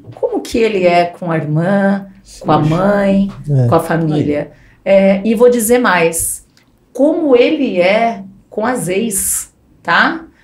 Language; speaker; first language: Portuguese; native; Portuguese